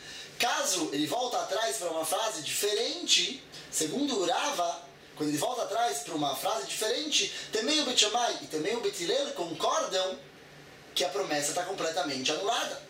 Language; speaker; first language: Portuguese; native; Portuguese